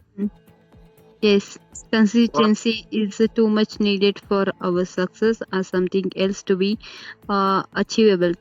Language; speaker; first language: English; non-native, learner; Kannada